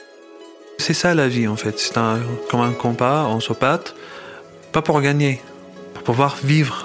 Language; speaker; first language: French; non-native, fluent; Arabic